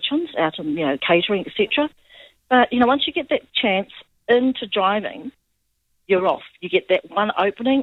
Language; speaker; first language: English; native; English